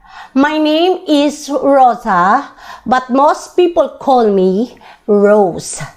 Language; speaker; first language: English; non-native, local second language; Filipino